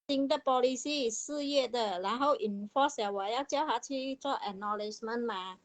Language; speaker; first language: Chinese; native; Chinese